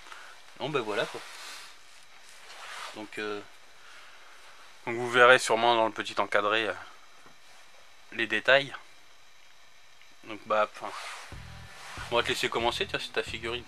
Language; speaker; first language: French; native; French